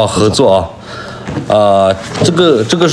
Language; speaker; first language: Chinese; native; Chinese